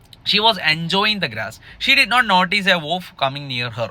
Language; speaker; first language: English; non-native, local second language; Malayalam